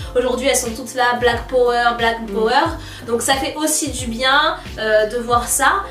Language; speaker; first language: French; native; French